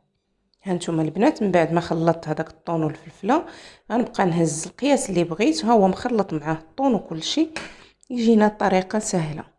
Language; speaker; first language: Arabic; native; Arabic